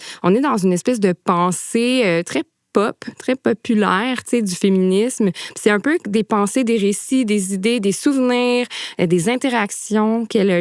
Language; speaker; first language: French; native; French